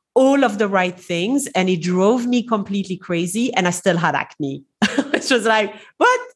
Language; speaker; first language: English; non-native, fluent; French